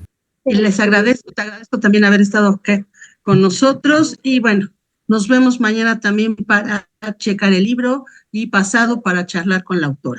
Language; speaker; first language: Spanish; native; Spanish